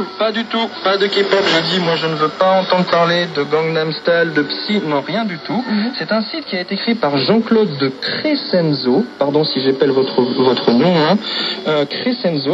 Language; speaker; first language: French; native; French